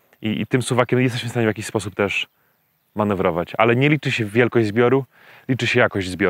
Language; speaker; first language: Polish; native; Polish